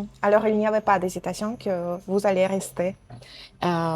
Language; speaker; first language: French; non-native, fluent; Russian